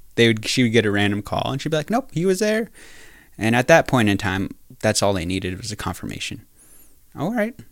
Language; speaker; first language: English; native; English